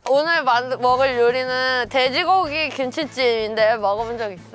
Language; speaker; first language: Korean; native; Korean